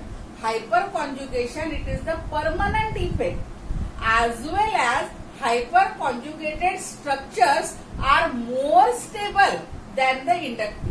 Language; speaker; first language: English; non-native, local second language; Marathi